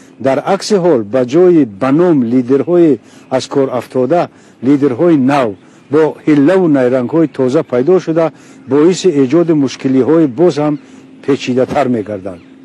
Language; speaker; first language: Tajik; non-native, local second language; Shughni